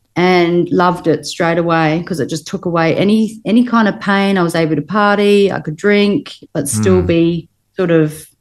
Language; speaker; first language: English; native; English